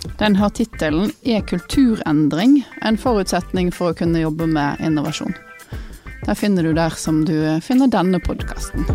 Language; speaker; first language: Norwegian; native; Norwegian